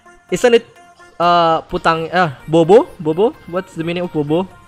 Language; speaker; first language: English; non-native, learner; Indonesian